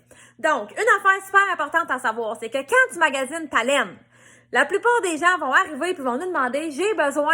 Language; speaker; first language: French; native; French